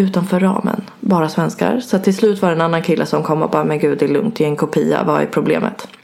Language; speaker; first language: Swedish; native; Swedish